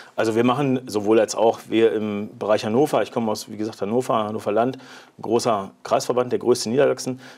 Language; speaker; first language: German; native; German